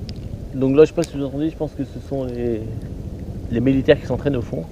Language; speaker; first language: French; native; French